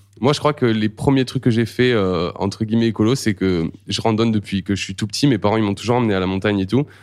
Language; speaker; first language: French; native; French